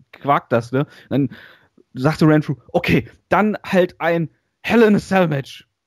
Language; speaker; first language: German; native; German